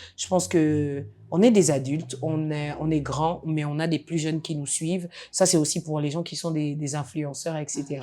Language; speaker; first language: French; native; French